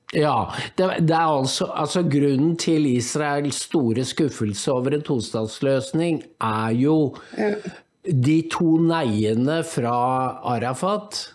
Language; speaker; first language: Norwegian; native; Norwegian